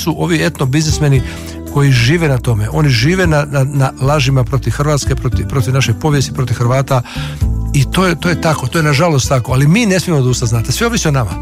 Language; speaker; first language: Croatian; native; Croatian